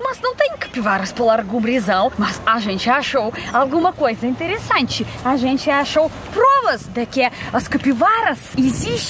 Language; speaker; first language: Portuguese; non-native, learner; Russian